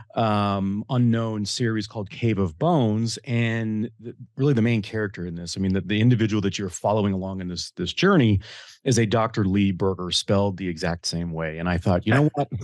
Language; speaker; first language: English; native; English